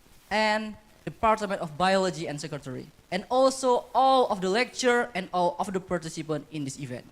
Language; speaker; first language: English; non-native, fluent; Indonesian